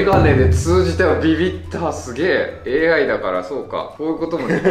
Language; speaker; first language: Japanese; native; Japanese